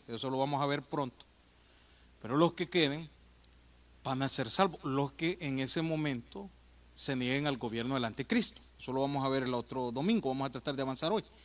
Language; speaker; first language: Spanish; native; Spanish